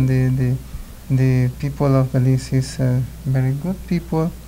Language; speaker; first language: English; non-native, learner; Spanish